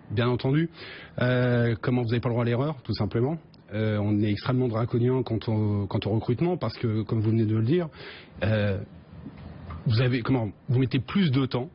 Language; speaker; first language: French; native; French